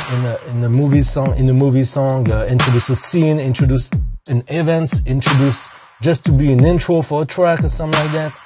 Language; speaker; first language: English; non-native, fluent; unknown